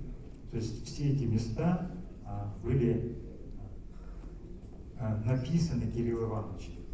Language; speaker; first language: Russian; native; Russian